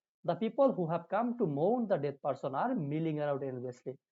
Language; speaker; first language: English; non-native, local second language; Bangla